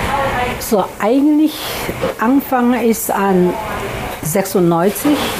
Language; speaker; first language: German; non-native, fluent; Chinese